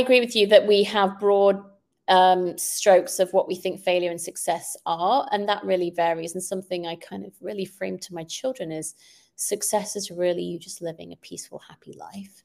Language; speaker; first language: English; native; English